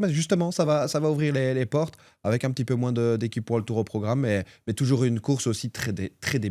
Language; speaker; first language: French; native; French